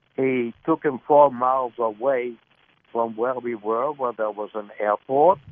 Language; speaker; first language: English; early bilingual, other home language; Lithuanian